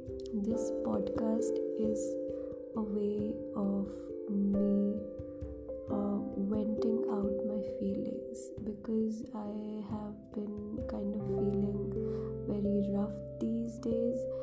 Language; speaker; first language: English; non-native, local second language; Hindi